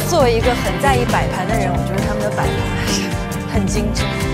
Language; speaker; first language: Chinese; native; Chinese